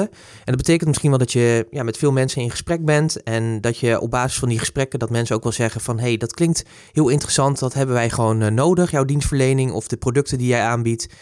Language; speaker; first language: Dutch; native; Dutch